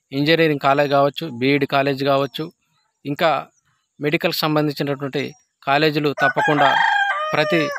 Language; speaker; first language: Telugu; non-native, local second language; Gondi